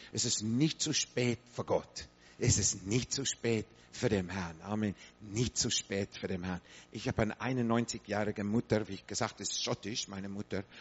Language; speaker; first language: German; non-native, fluent; English